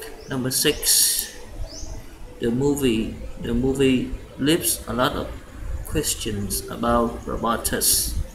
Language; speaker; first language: English; non-native, fluent; Vietnamese